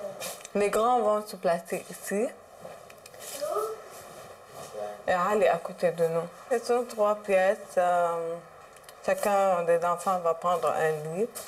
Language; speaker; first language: French; non-native, fluent; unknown